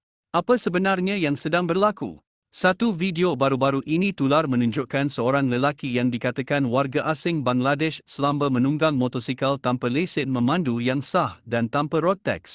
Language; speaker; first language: Malay; native; Malay